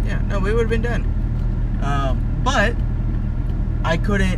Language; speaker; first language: English; native; English